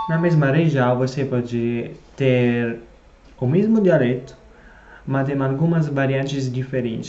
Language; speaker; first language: Portuguese; non-native, fluent; Italian